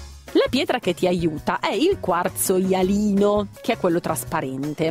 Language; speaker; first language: Italian; native; Italian